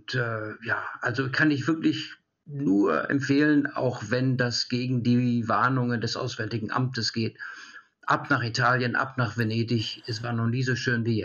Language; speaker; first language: German; early bilingual, heritage; German